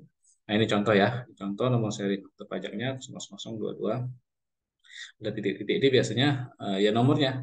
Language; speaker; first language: Indonesian; native; Indonesian